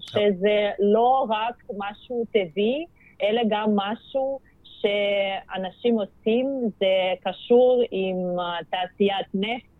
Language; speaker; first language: Hebrew; non-native, fluent; Russian